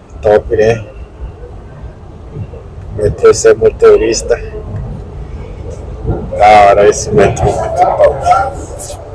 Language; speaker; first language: Portuguese; non-native, learner; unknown